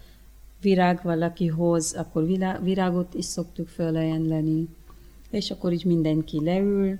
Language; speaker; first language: Hungarian; early bilingual, other home language; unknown